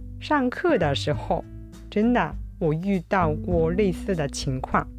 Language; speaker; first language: Chinese; non-native, fluent; Japanese